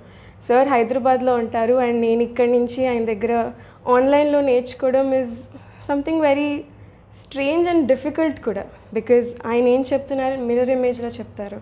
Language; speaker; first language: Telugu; early bilingual, heritage; Telugu